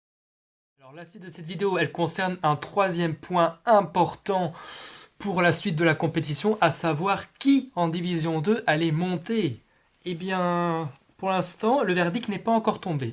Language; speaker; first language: French; native; French